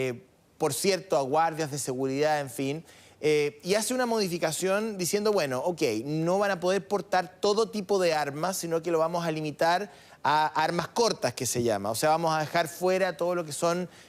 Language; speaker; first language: Spanish; native; Spanish